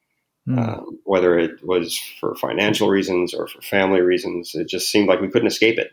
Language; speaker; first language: English; native; English